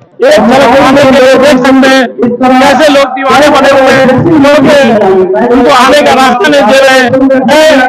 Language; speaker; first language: Hindi; native; Hindi